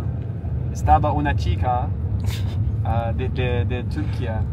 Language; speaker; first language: Spanish; non-native, learner; Turkish